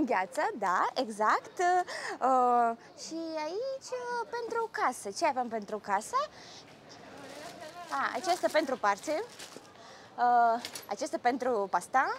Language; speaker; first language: Romanian; non-native, learner; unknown